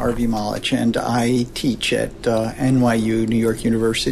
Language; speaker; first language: English; native; English